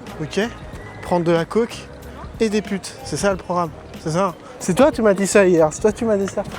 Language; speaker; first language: French; native; French